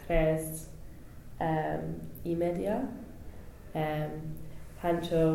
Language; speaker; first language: Spanish; non-native, learner; English